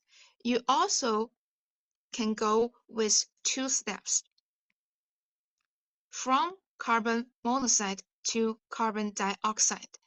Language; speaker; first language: English; non-native, fluent; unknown